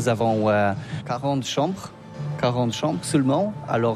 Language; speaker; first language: French; non-native, learner; Polish